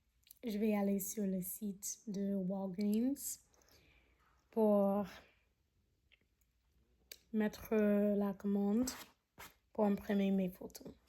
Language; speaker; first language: French; non-native, fluent; English